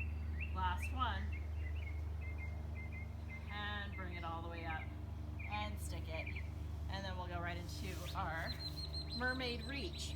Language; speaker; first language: English; native; English